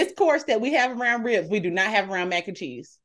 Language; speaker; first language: English; native; English